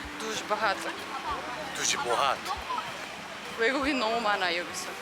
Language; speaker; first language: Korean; non-native, learner; Ukrainian